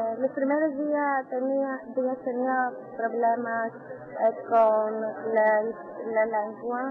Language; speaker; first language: Spanish; non-native, learner; Greek